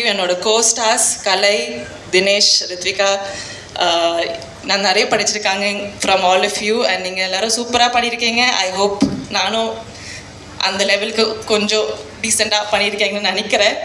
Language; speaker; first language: Tamil; non-native, fluent; Malayalam